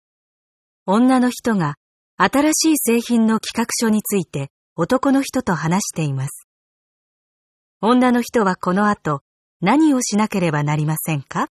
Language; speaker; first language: Japanese; native; Japanese